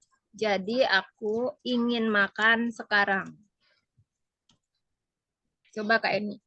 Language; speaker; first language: Indonesian; native; Indonesian